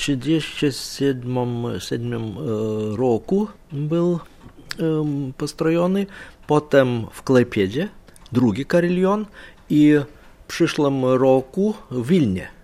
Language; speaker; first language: Polish; non-native, learner; Lithuanian